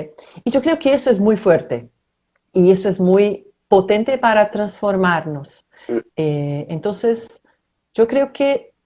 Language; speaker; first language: Spanish; non-native, fluent; Portuguese